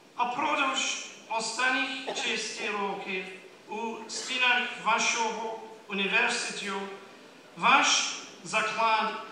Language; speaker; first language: Ukrainian; non-native, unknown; English